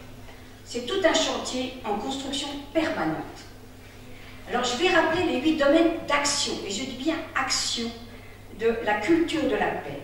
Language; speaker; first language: French; native; French